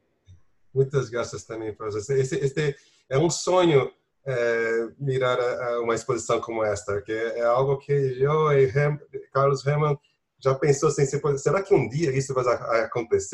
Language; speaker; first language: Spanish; non-native, learner; Portuguese